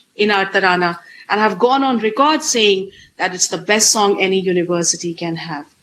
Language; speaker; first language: English; non-native, local second language; Hindi